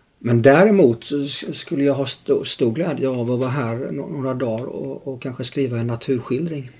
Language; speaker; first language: Swedish; native; Swedish